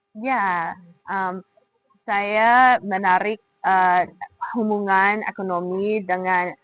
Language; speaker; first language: Indonesian; non-native, fluent; English